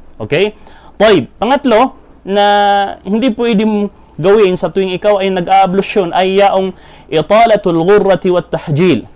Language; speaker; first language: Filipino; non-native, local second language; Maranao